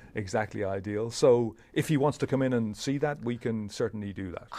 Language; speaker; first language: English; native; English